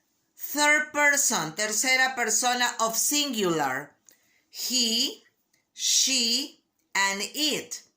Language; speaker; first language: English; non-native, learner; Spanish